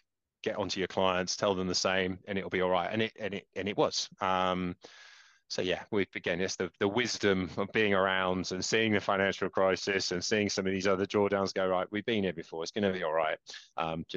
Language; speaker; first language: English; native; English